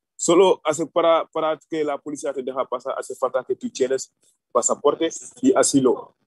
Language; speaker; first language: Spanish; non-native, fluent; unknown